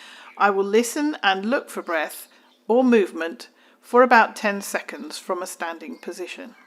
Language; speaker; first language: English; native; English